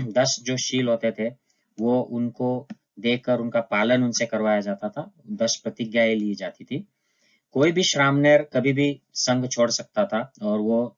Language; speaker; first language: Hindi; non-native, local second language; Marathi